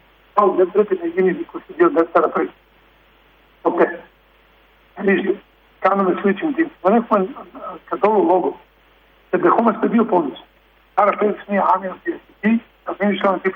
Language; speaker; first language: Greek; non-native, fluent; Serbian